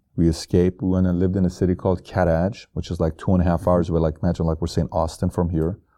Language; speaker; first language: English; non-native, fluent; Persian